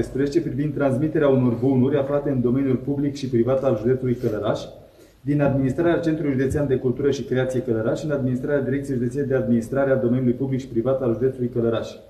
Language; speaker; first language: Romanian; native; Romanian